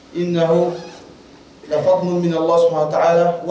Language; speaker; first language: Arabic; non-native, fluent; French